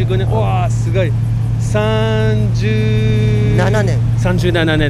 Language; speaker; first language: Japanese; non-native, learner; French